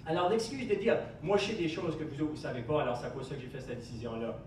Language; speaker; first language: French; non-native, local second language; English